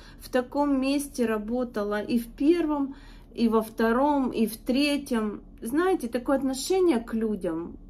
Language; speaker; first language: Russian; native; Russian